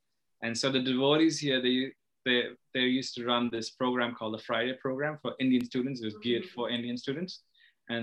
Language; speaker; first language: English; non-native, local second language; Hindi